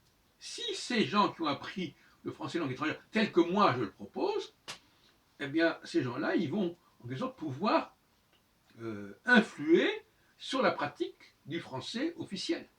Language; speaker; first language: French; native; French